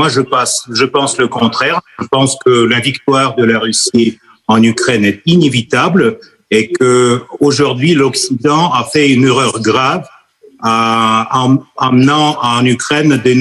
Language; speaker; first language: French; non-native, fluent; Russian